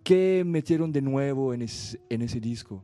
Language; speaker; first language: Spanish; non-native, fluent; French